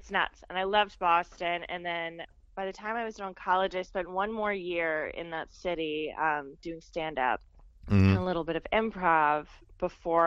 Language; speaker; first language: English; native; English